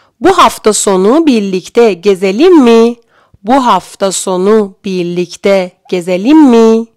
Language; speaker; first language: Turkish; non-native, fluent; Persian